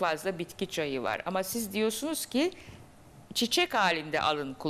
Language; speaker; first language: Turkish; native; Turkish